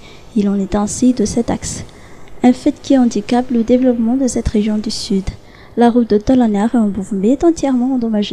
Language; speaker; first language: French; non-native, local second language; Malagasy